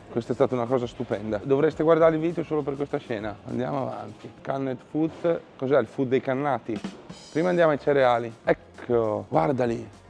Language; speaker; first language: Italian; native; Italian